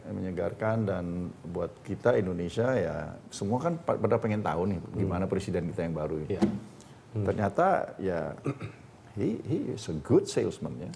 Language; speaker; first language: Indonesian; native; Indonesian